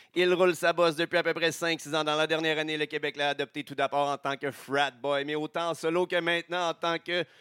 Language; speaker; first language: French; native; French